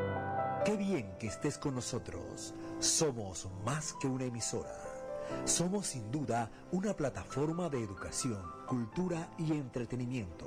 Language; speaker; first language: Spanish; native; Spanish